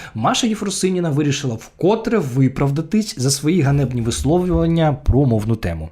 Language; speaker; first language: Ukrainian; non-native, local second language; Russian